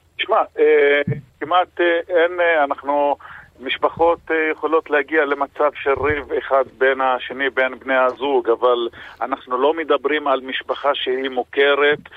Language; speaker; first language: Hebrew; non-native, local second language; Arabic